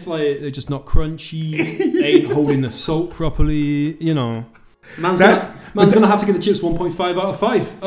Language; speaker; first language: English; native; English